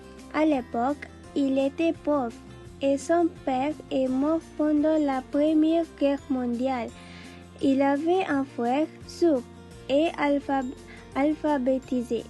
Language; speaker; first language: French; non-native, learner; Malay